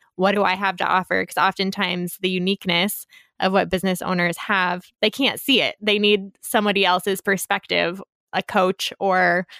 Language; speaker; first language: English; native; English